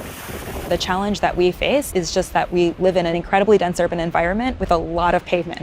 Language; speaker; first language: English; native; English